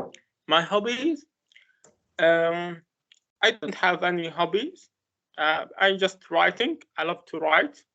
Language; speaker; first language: English; non-native, learner; Arabic